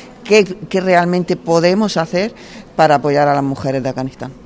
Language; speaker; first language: Spanish; native; Spanish